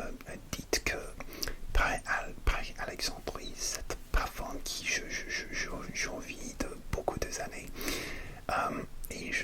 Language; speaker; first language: French; non-native, learner; English